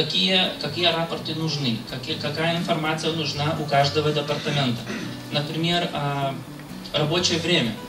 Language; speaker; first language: Russian; non-native, fluent; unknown